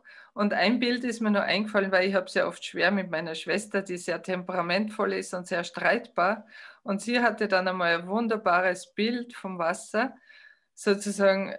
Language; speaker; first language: German; native; German